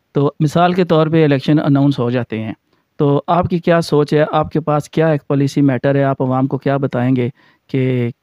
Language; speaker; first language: Urdu; non-native, local second language; Punjabi